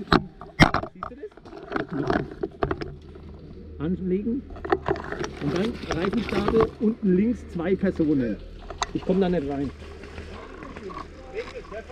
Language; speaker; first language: German; early bilingual, other home language; Croatian